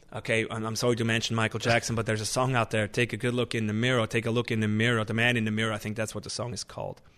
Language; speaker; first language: English; non-native, fluent; Swiss German